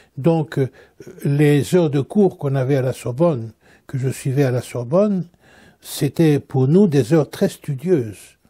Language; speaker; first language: French; native; French